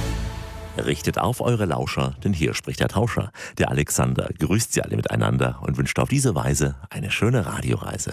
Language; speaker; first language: German; native; German